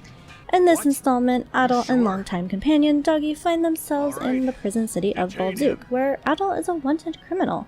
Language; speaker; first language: English; native; English